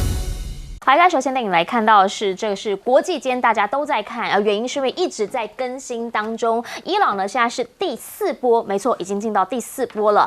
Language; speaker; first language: Chinese; native; Chinese